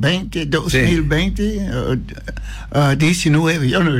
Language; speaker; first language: Spanish; non-native, learner; English